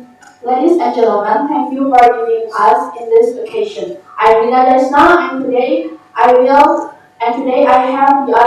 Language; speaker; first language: English; non-native, learner; Indonesian